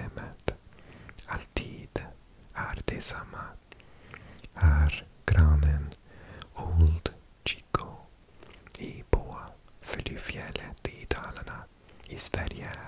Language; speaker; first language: Swedish; non-native, learner; English